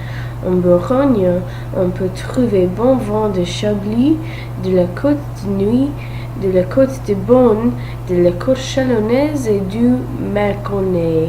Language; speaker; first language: French; non-native, learner; English